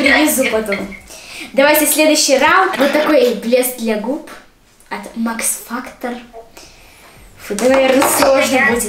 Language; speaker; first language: Russian; native; Russian